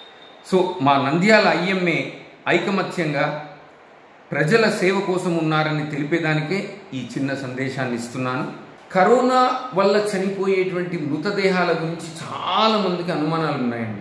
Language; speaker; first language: Telugu; native; Telugu